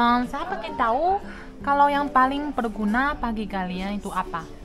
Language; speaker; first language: Indonesian; non-native, fluent; Chinese